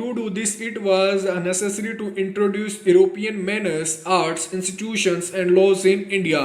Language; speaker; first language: English; non-native, local second language; Hindi